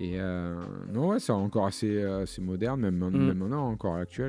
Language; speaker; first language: French; native; French